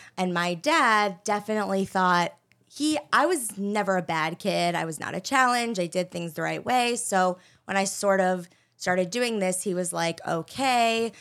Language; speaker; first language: English; native; English